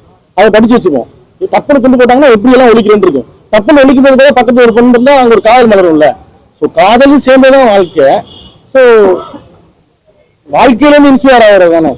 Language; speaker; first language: Tamil; native; Tamil